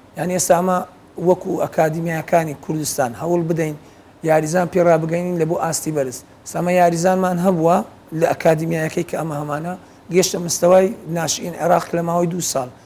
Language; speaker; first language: Central Kurdish; native; Central Kurdish